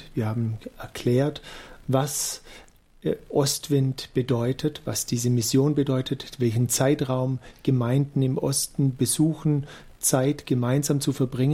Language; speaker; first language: German; native; German